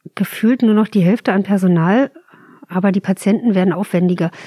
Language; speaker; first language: German; native; German